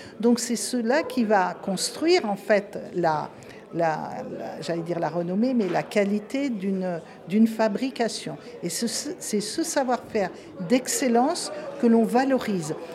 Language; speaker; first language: French; native; French